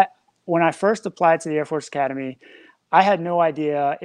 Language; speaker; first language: English; native; English